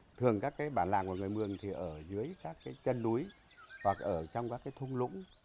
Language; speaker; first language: Vietnamese; non-native, local second language; Muong